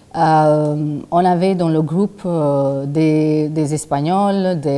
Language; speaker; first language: French; non-native, fluent; Albanian